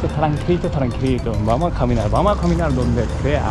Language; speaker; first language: Spanish; non-native, learner; Japanese